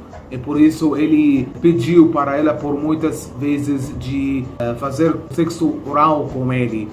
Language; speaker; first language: Portuguese; non-native, fluent; Arabic